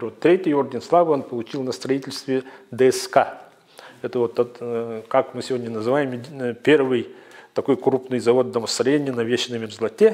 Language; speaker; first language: Russian; native; Russian